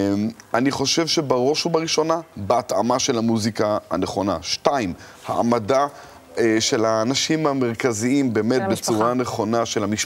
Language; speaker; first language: Hebrew; native; Hebrew